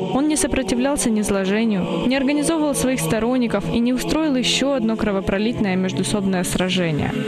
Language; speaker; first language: Russian; native; Russian